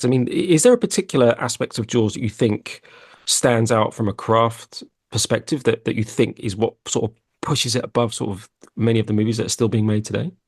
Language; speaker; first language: English; native; English